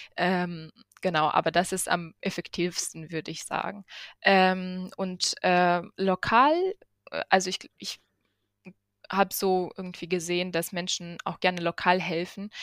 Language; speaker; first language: German; non-native, fluent; Ukrainian